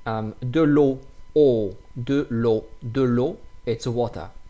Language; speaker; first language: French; non-native, fluent; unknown